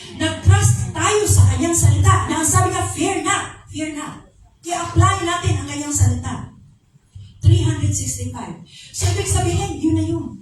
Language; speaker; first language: Filipino; non-native, local second language; Cebuano